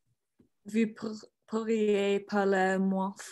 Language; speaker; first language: French; non-native, learner; English